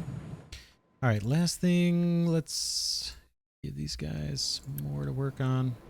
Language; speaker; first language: English; native; English